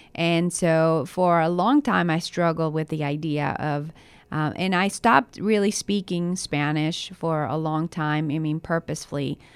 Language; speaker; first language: English; early bilingual, other home language; Spanish